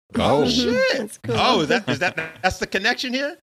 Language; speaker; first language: English; native; English